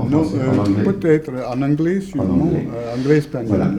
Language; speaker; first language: French; non-native, fluent; Italian